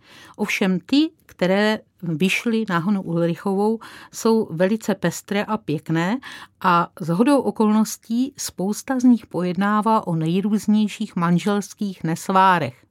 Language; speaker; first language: Czech; native; Czech